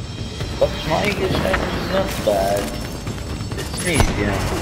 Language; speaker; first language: English; non-native, learner; Arabic